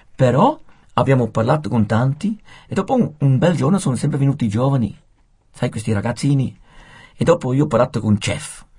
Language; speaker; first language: Italian; native; Italian